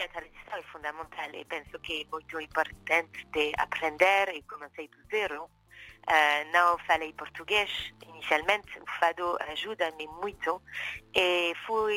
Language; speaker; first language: Portuguese; non-native, fluent; French